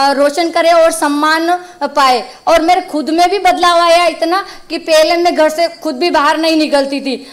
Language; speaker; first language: Hindi; native; Hindi